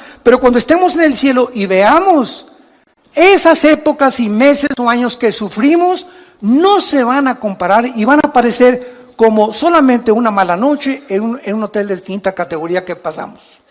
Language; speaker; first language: Spanish; native; Spanish